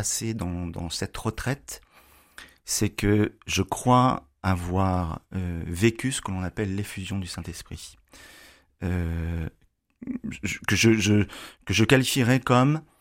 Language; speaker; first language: French; native; French